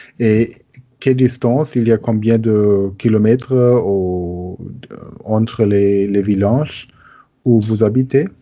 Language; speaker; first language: French; non-native, learner; German